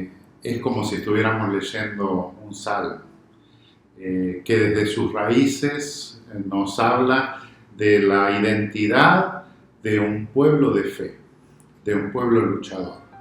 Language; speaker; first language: Spanish; native; Spanish